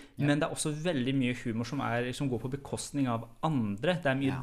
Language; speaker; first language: Norwegian; non-native, fluent; Persian